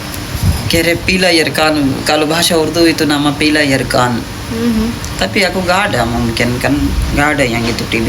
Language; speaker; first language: Indonesian; non-native, learner; Urdu